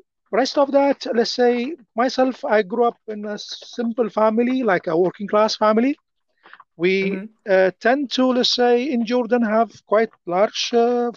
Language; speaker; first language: English; non-native, fluent; Arabic